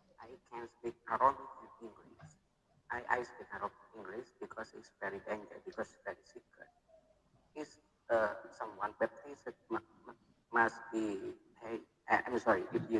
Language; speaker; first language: English; non-native, learner; Indonesian